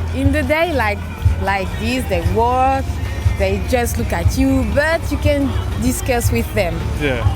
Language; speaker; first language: English; non-native, learner; French